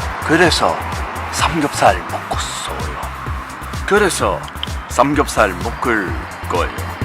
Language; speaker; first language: Korean; non-native, learner; English